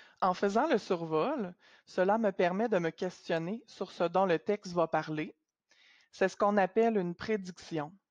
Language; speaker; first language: French; native; French